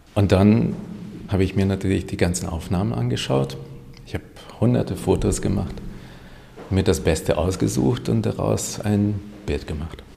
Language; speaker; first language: German; non-native, fluent; Hungarian